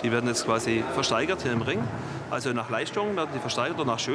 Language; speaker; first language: German; native; German